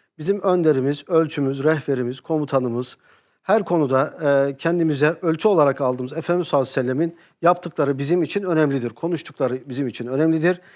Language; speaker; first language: Turkish; native; Turkish